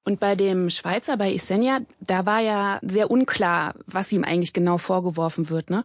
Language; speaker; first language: German; native; German